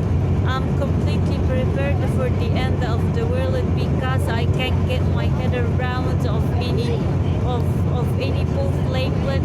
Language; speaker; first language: English; non-native, learner; Arabic